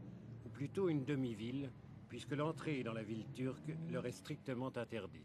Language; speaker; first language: French; native; French